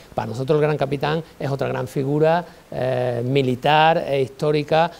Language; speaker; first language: Spanish; native; Spanish